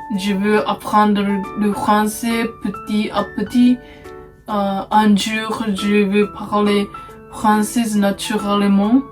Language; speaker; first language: French; non-native, learner; Japanese